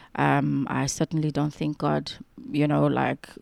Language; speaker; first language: English; non-native, local second language; Xhosa